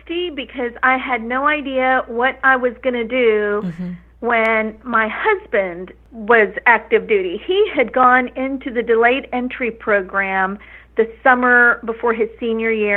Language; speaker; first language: English; native; English